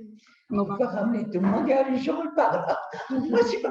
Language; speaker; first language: French; non-native, learner; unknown